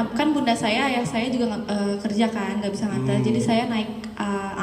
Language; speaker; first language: Indonesian; native; Indonesian